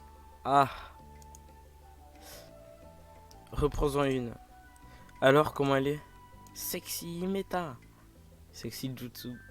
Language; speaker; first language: French; native; French